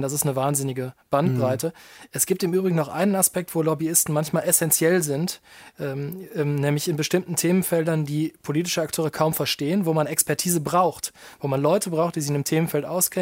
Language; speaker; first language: German; native; German